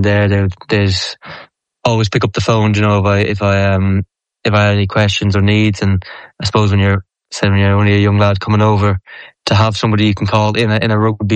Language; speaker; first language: English; native; English